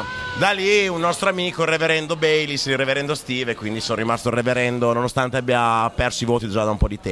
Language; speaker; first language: Italian; native; Italian